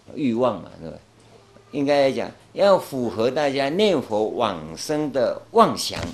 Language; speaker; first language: Chinese; non-native, local second language; Min Nan Chinese